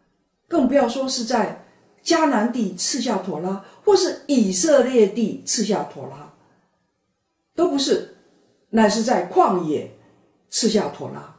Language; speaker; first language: Chinese; native; Chinese